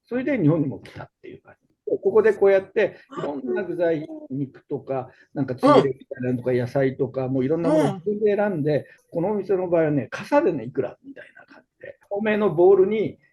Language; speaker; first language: Japanese; native; Japanese